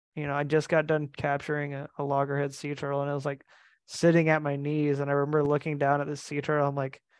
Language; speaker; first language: English; native; English